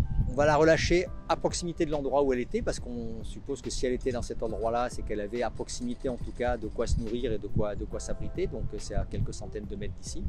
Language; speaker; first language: French; native; French